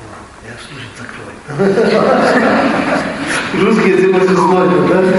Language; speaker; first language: Russian; non-native, learner; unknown